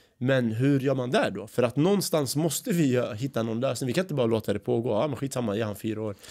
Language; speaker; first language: Swedish; early bilingual, other home language; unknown